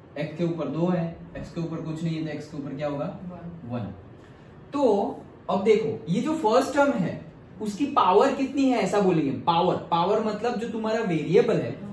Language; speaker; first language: Hindi; non-native, local second language; Gujarati